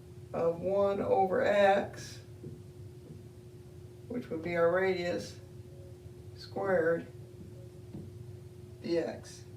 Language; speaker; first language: English; native; English